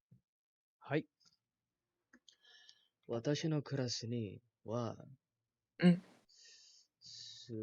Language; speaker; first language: Japanese; non-native, learner; Malay